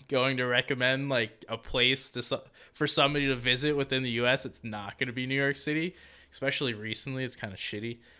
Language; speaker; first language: English; native; English